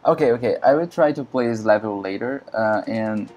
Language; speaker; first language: English; non-native, learner; Portuguese